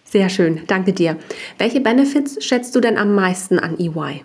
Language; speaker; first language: German; native; German